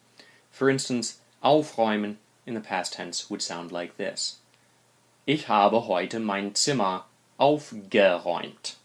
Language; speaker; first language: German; non-native, fluent; English